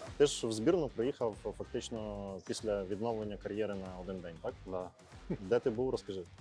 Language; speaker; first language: Ukrainian; native; Ukrainian